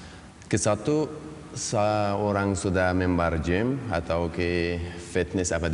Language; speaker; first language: Indonesian; non-native, learner; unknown